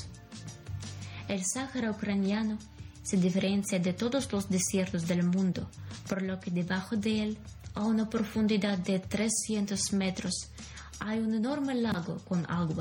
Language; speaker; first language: Spanish; non-native, fluent; Ukrainian